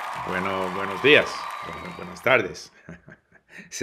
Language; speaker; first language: Spanish; non-native, fluent; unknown